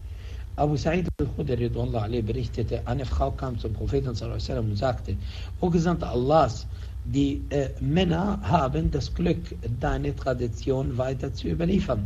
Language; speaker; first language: German; non-native, fluent; Arabic